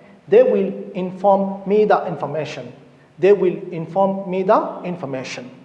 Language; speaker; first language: English; non-native, local second language; Bangla